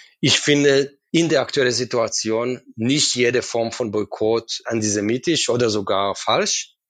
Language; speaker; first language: German; non-native, fluent; Hebrew